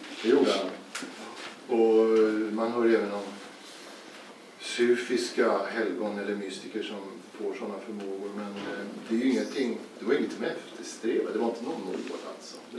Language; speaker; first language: Swedish; native; Swedish